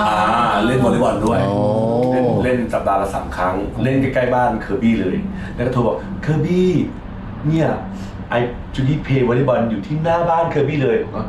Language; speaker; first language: Thai; native; Thai